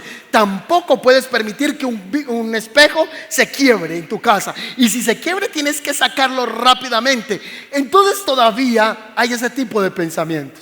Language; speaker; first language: Spanish; native; Spanish